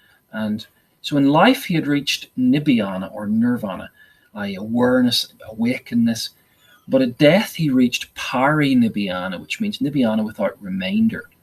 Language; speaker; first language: English; native; English